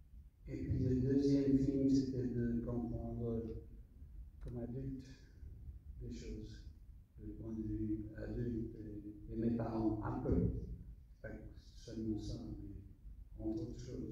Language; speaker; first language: French; non-native, fluent; English